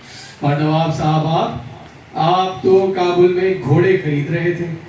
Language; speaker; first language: Hindi; native; Hindi